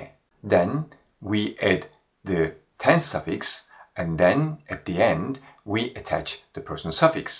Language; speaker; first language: English; non-native, fluent; Turkish